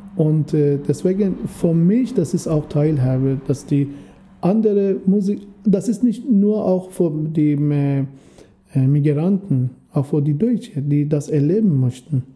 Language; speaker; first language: German; non-native, fluent; Persian